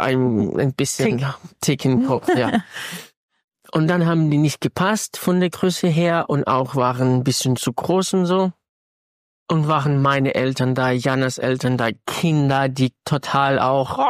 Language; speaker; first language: German; non-native, fluent; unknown